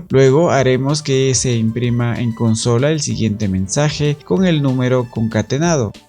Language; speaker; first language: Spanish; native; Spanish